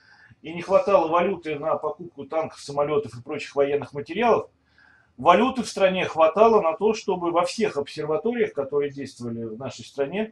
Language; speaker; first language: Russian; native; Russian